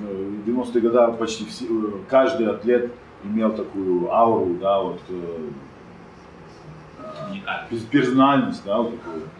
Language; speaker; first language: Russian; non-native, fluent; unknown